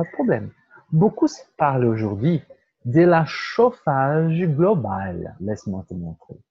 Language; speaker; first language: French; non-native, fluent; Portuguese